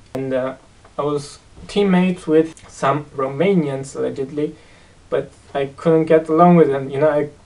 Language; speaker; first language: English; non-native, fluent; Romanian